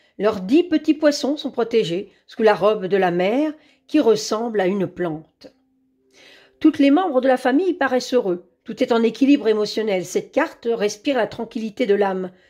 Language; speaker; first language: French; native; French